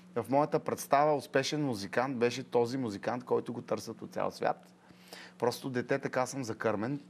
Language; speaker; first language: Bulgarian; native; Bulgarian